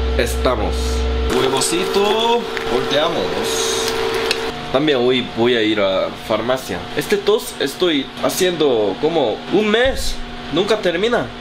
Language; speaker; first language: Spanish; non-native, learner; Korean